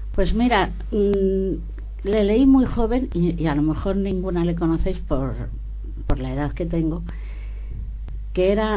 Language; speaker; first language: Spanish; native; Spanish